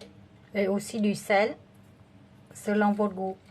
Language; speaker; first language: French; non-native, fluent; Vietnamese